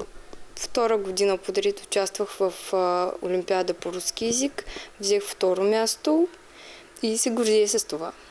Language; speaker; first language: Bulgarian; non-native, fluent; Russian